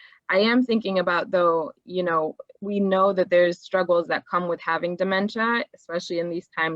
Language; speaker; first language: English; native; English